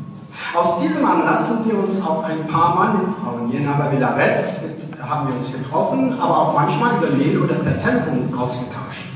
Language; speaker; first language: German; early bilingual, other home language; Turkish